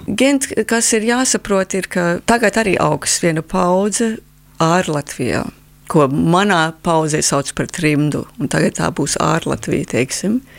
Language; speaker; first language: Latvian; early bilingual, heritage; Latvian